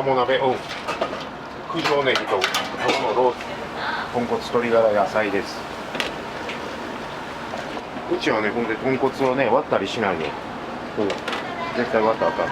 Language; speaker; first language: Japanese; native; Japanese